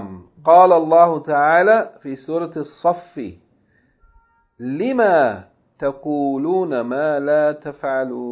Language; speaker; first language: Arabic; non-native, fluent; English